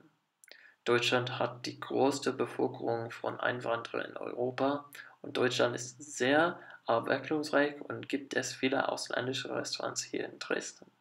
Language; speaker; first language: German; non-native, learner; English